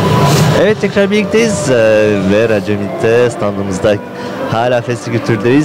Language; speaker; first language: Turkish; early bilingual, heritage; Turkish